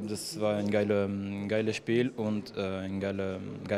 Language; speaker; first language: German; non-native, learner; French